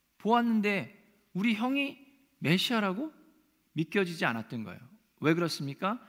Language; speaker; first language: Korean; native; Korean